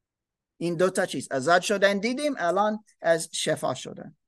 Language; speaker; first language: Persian; non-native, learner; English